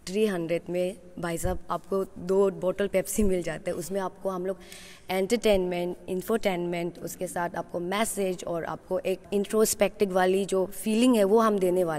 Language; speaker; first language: Hindi; non-native, local second language; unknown